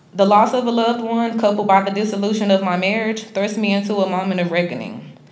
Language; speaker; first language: English; native; English